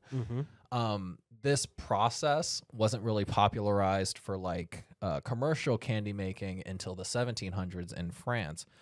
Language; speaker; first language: English; native; English